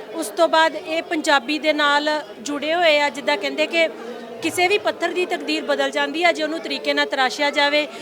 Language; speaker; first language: Punjabi; native; Punjabi